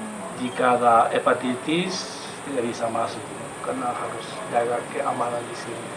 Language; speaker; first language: Indonesian; non-native, fluent; Spanish